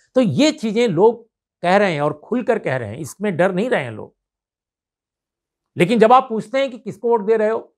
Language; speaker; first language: Hindi; native; Hindi